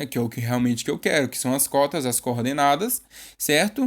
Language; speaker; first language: Portuguese; native; Portuguese